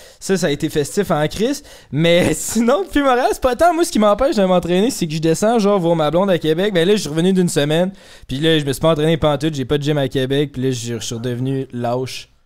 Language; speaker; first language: French; native; French